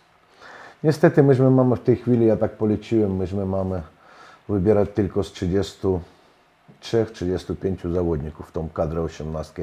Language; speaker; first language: Polish; non-native, fluent; Russian